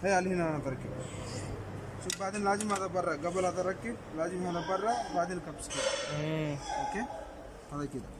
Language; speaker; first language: Arabic; non-native, learner; Malay